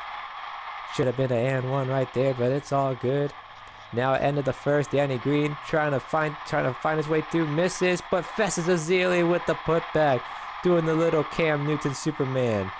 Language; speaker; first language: English; native; English